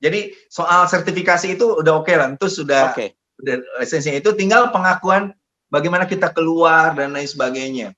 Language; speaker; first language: Indonesian; native; Indonesian